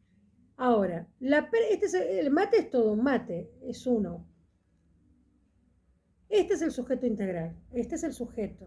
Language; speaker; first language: Spanish; native; Spanish